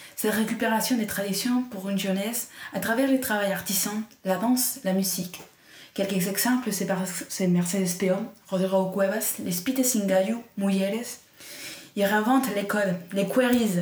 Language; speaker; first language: French; non-native, fluent; Spanish